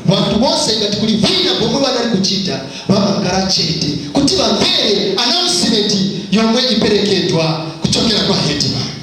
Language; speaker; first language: Nyanja; non-native, local second language; Tumbuka